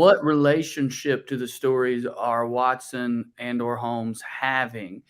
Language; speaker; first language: English; native; English